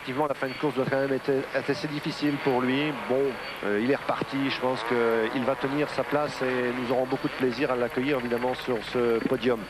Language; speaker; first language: French; native; French